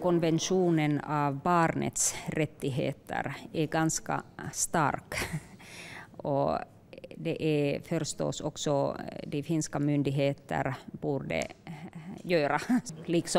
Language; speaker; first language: Swedish; non-native, local second language; Finnish